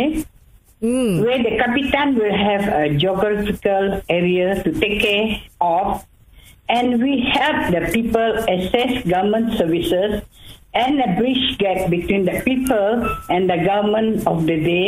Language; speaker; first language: English; non-native, local second language; Tamil